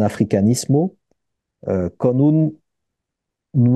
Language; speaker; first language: Spanish; non-native, fluent; French